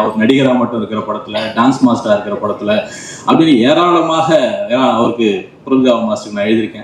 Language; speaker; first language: Tamil; native; Tamil